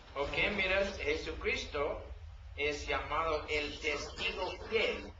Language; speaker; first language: Spanish; non-native, learner; English